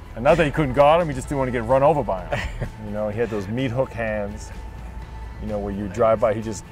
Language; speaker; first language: English; native; English